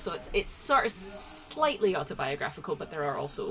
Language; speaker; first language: English; native; English